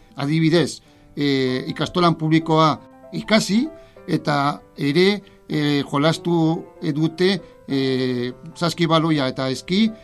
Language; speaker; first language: Basque; non-native, learner; Spanish